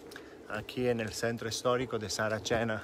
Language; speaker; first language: Spanish; non-native, fluent; Italian